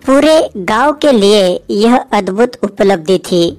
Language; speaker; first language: Hindi; non-native, local second language; Marathi